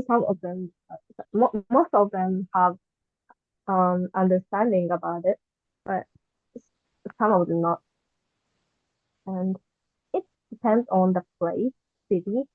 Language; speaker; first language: English; non-native, learner; Japanese